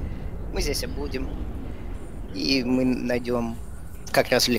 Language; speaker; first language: Russian; early bilingual, heritage; Russian